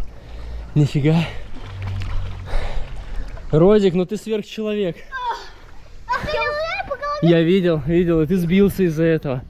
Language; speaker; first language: Russian; native; Russian